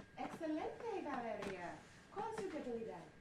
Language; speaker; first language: Spanish; non-native, learner; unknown